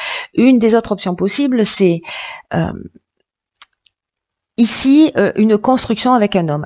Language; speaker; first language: French; native; French